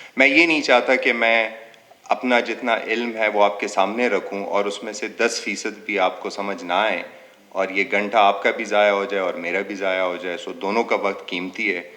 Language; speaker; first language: Urdu; non-native, local second language; Pashto